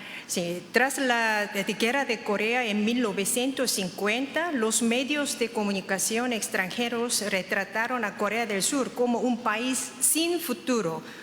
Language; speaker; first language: Spanish; non-native, fluent; Korean